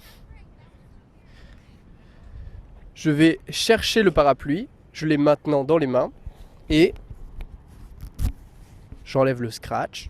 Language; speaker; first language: French; native; French